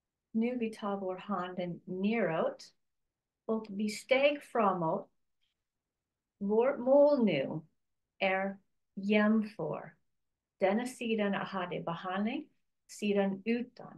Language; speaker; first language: Swedish; non-native, learner; English